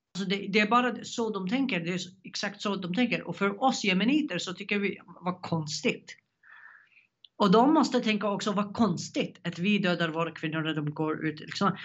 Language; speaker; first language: Swedish; non-native, fluent; Arabic